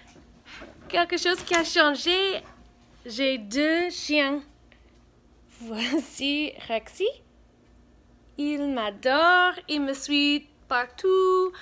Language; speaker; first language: French; non-native, fluent; English